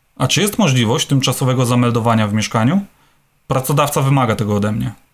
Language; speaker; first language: Polish; native; Polish